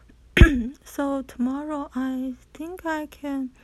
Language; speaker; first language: English; non-native, learner; Chinese